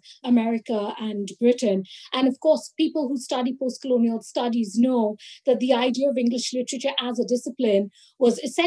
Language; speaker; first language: English; non-native, local second language; Bangla